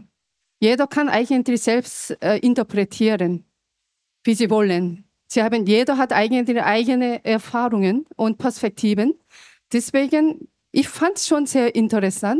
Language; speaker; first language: German; non-native, fluent; Korean